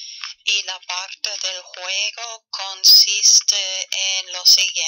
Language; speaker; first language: Spanish; non-native, fluent; German